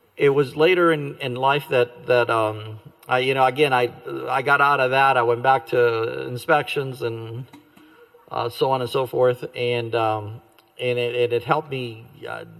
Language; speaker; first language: English; native; English